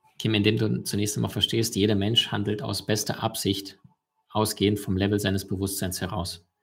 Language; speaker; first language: German; early bilingual, other home language; Russian